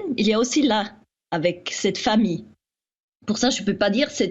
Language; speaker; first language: French; non-native, fluent; Swiss German